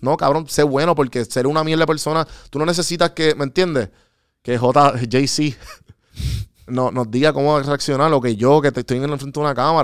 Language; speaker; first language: Spanish; native; Spanish